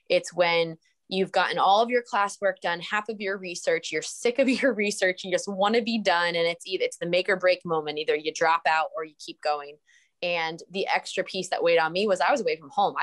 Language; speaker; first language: English; native; English